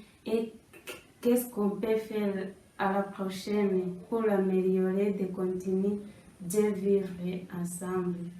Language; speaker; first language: French; non-native, local second language; Kinyarwanda